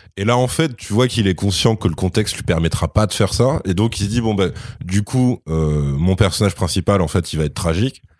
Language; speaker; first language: French; native; French